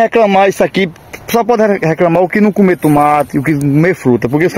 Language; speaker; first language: Portuguese; native; Portuguese